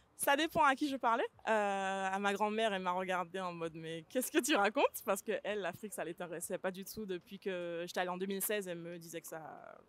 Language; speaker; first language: French; native; French